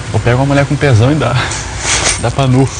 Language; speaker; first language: Portuguese; native; Portuguese